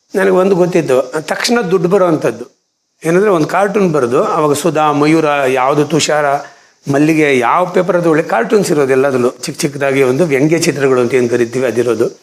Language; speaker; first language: Kannada; non-native, local second language; Konkani